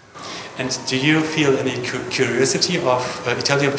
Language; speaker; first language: English; non-native, fluent; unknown